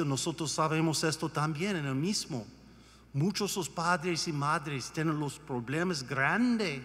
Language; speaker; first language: Spanish; non-native, learner; English